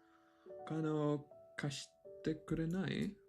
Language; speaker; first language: Japanese; non-native, learner; English